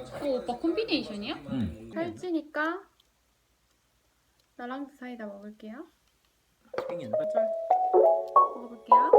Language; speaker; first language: Korean; native; Korean